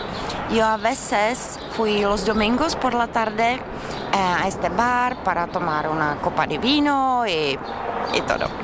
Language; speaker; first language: Spanish; non-native, fluent; Czech